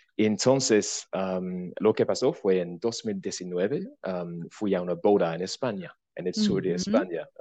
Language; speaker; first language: Spanish; non-native, fluent; English